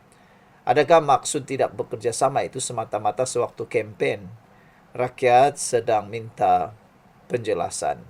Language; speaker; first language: Malay; native; Malay